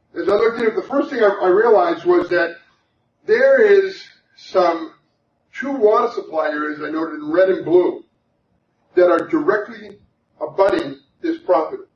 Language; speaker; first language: English; native; English